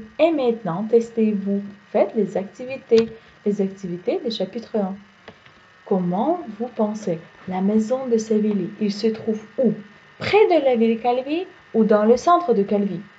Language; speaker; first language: French; non-native, fluent; Uzbek